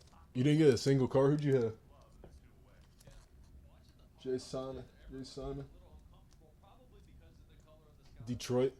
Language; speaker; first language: English; native; English